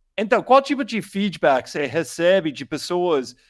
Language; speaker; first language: Portuguese; non-native, learner; English